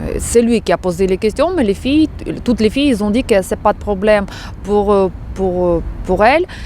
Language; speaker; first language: French; non-native, fluent; Ukrainian